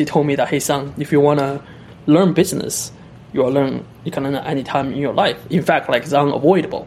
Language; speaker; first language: English; non-native, fluent; Chinese